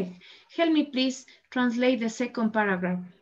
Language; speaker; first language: English; non-native, learner; Spanish